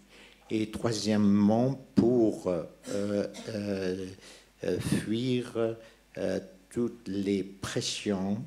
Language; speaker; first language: French; non-native, local second language; Persian